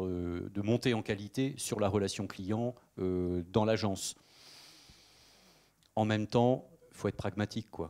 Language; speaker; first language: French; native; French